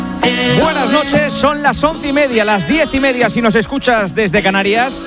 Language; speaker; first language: Spanish; native; Spanish